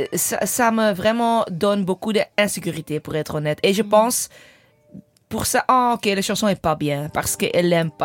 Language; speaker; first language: French; non-native, learner; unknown